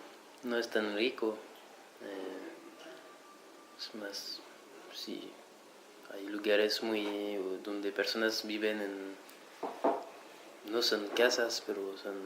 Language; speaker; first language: Spanish; non-native, fluent; French